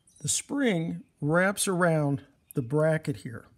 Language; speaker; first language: English; native; English